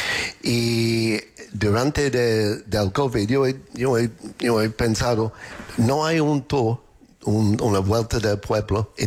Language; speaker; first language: Spanish; non-native, fluent; English